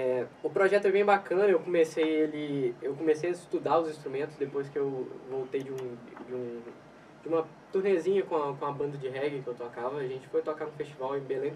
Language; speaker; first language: Portuguese; native; Portuguese